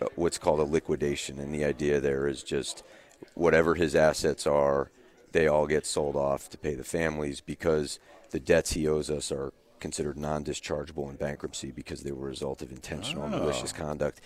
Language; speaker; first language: English; native; English